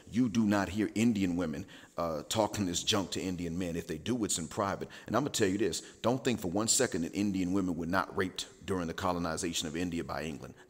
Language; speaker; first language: English; native; English